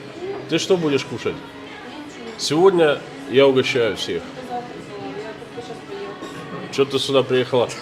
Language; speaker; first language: Russian; native; Russian